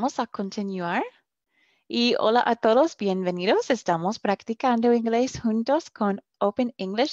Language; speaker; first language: Spanish; non-native, fluent; English